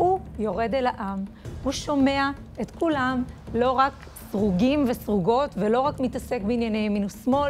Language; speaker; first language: Hebrew; native; Hebrew